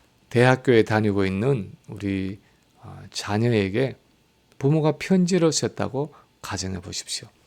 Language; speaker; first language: Korean; native; Korean